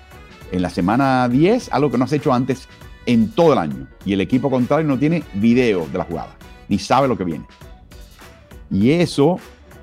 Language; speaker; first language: Spanish; native; Spanish